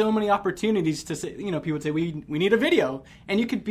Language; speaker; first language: English; native; English